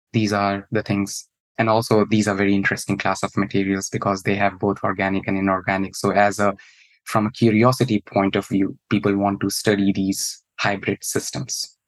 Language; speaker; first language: English; non-native, local second language; Hindi